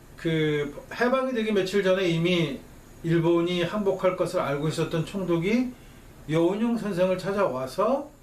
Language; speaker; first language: Korean; native; Korean